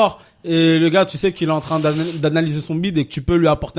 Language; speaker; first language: French; native; French